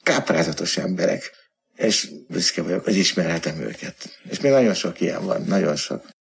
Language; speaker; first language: Hungarian; native; Hungarian